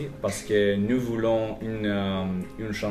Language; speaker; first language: French; non-native, fluent; Spanish